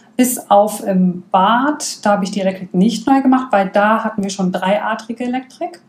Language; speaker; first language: German; native; German